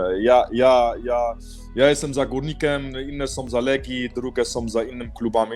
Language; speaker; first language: Polish; early bilingual, heritage; Polish